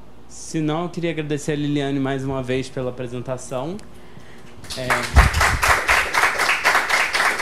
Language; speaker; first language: Portuguese; native; Portuguese